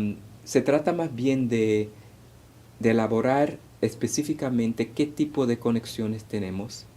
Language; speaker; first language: Spanish; early bilingual, heritage; Spanish